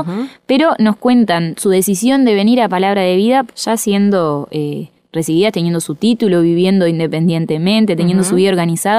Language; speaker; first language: Spanish; native; Spanish